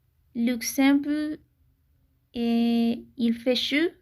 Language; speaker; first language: French; non-native, learner; Spanish